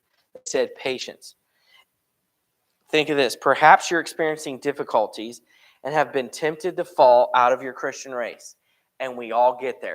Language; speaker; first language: English; native; English